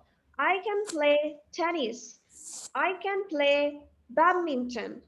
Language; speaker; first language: English; non-native, fluent; Sinhala